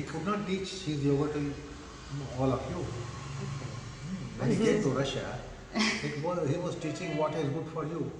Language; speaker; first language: English; non-native, fluent; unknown